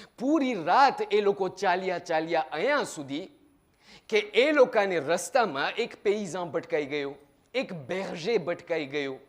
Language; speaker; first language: Gujarati; early bilingual, heritage; Gujarati